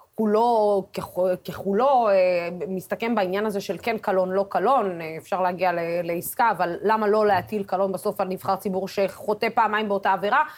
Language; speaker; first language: Hebrew; non-native, local second language; Arabic